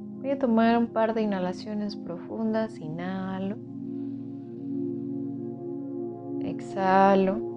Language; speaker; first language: Spanish; native; Spanish